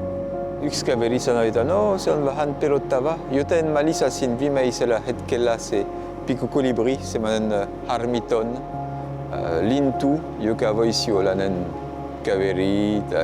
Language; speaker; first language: Finnish; non-native, fluent; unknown